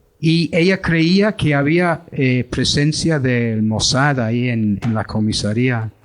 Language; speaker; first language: Spanish; non-native, fluent; English